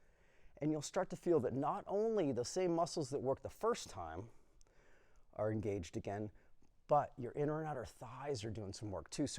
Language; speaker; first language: English; native; English